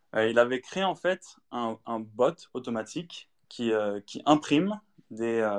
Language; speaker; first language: French; native; French